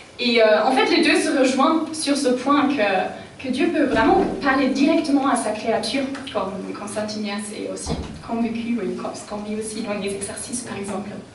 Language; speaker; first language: French; non-native, fluent; German